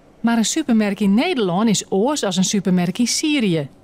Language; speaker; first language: Dutch; non-native, local second language; Western Frisian